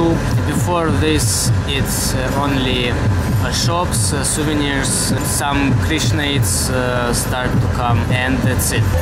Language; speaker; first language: English; non-native, learner; Russian